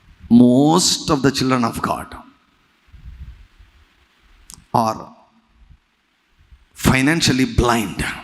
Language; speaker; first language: English; non-native, local second language; Telugu